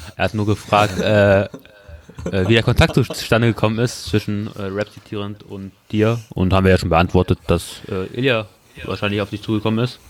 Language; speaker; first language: German; early bilingual, other home language; Turkish